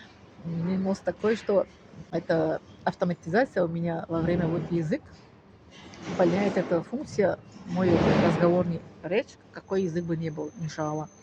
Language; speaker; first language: Russian; non-native, local second language; Tajik